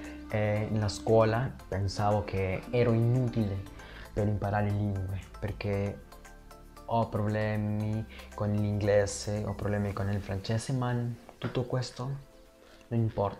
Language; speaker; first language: Italian; non-native, learner; Spanish